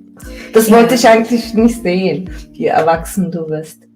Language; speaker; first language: German; early bilingual, other home language; Turkish